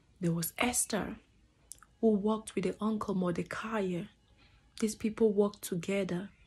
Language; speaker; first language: English; non-native, fluent; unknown